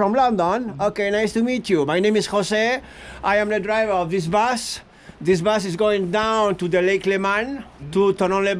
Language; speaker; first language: English; non-native, learner; Spanish